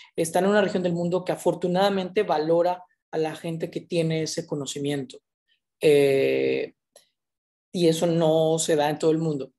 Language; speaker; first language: Spanish; native; Spanish